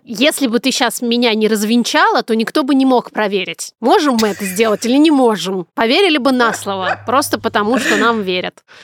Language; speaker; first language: Russian; native; Russian